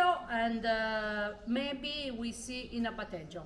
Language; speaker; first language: English; non-native, learner; Italian